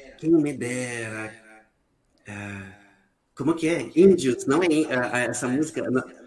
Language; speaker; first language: Portuguese; non-native, fluent; French